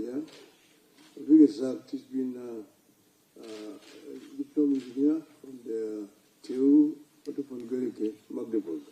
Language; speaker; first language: German; non-native, fluent; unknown